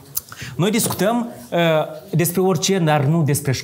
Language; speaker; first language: Romanian; native; Romanian